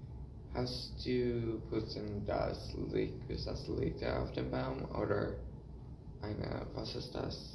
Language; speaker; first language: German; non-native, learner; English